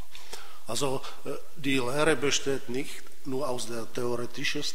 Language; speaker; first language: German; non-native, fluent; Polish